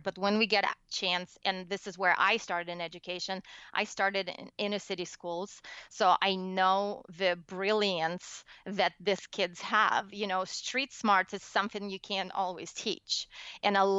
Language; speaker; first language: English; non-native, fluent; Russian